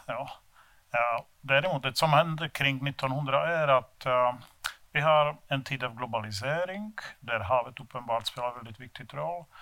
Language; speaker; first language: Swedish; non-native, fluent; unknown